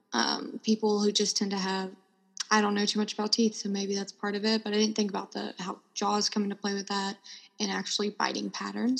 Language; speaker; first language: English; native; English